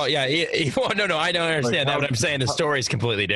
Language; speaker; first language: English; native; English